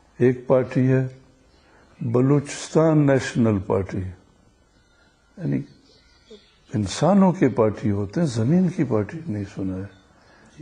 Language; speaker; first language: Urdu; non-native, local second language; Baluchi